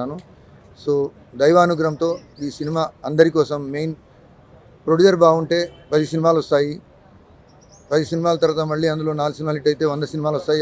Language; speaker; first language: Telugu; native; Telugu